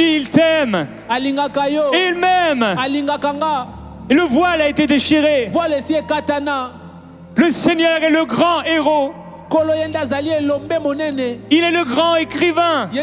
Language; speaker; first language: French; native; French